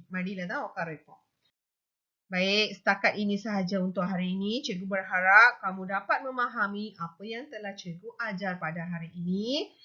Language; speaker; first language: Malay; non-native, local second language; Tamil